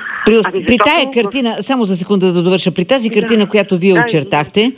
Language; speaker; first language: Bulgarian; native; Bulgarian